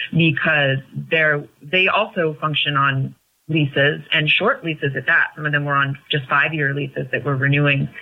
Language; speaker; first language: English; native; English